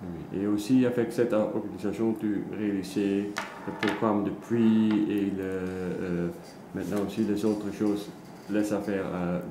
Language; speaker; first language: French; non-native, learner; Dutch